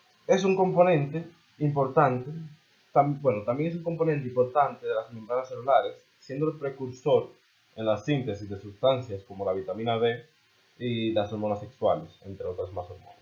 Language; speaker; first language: Spanish; native; Spanish